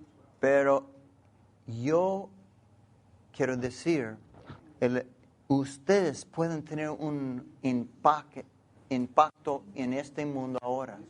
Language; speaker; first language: Spanish; non-native, learner; English